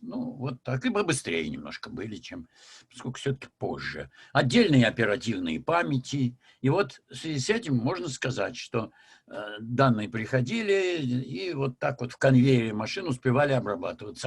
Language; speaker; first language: Russian; native; Russian